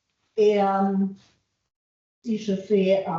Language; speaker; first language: French; non-native, fluent; German